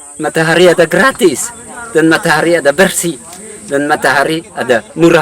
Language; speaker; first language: Indonesian; non-native, learner; French